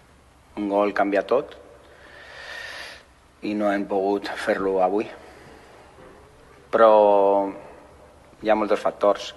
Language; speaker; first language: Catalan; non-native, fluent; Spanish